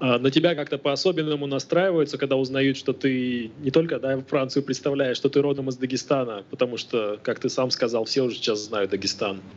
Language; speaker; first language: Russian; native; Russian